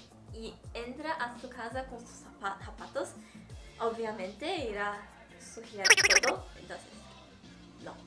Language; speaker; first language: Spanish; non-native, fluent; Portuguese